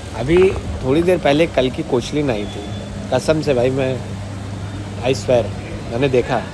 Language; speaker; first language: Hindi; native; Hindi